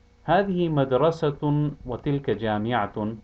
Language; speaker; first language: Arabic; non-native, fluent; English